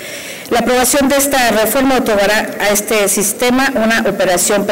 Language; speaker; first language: Spanish; native; Spanish